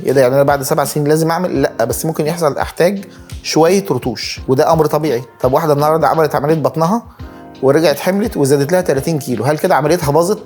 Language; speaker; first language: Arabic; native; Arabic